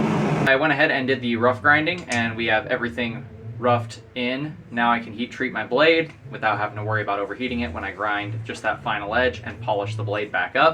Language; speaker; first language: English; native; English